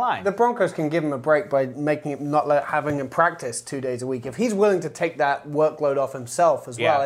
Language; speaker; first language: English; native; English